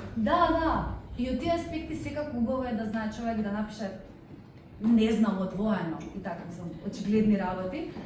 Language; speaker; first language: Macedonian; early bilingual, heritage; Macedonian